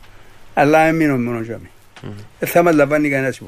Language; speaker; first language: Greek; native; Greek